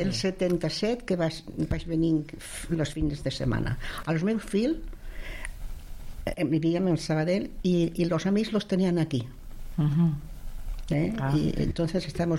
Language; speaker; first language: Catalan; non-native, local second language; Spanish